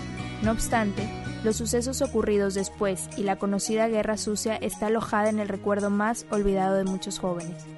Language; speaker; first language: Spanish; native; Spanish